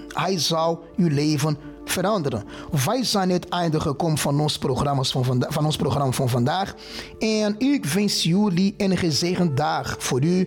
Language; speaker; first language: Dutch; non-native, fluent; Portuguese